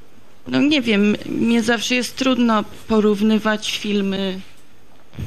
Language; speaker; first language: Polish; early bilingual, heritage; Polish